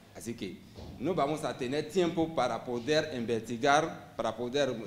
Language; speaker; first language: Spanish; non-native, fluent; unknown